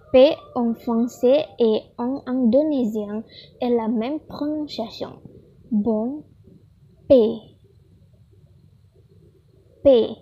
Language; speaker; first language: French; non-native, learner; Indonesian